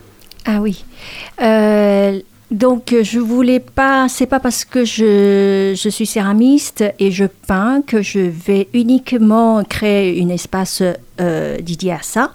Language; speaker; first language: French; non-native, fluent; Chinese